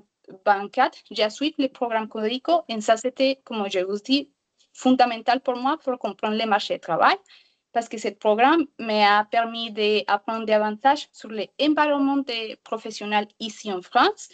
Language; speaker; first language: French; non-native, learner; Spanish